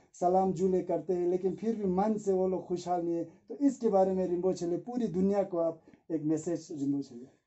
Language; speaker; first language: Hindi; non-native, local second language; Ladakhi